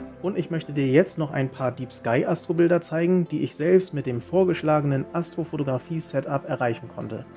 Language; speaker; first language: German; native; German